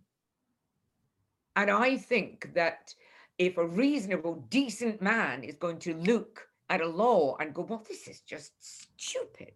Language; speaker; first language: English; native; English